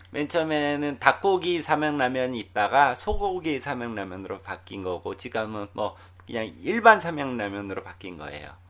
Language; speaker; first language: Korean; native; Korean